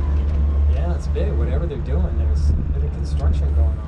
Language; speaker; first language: English; native; English